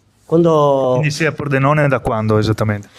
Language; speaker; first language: Italian; native; Italian